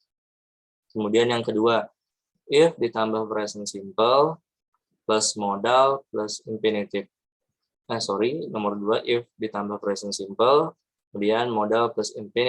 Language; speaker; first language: Indonesian; native; Indonesian